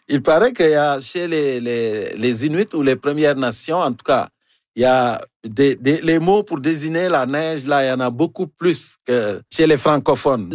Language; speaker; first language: French; native; French